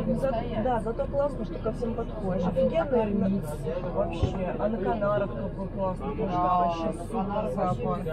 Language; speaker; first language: Russian; native; Russian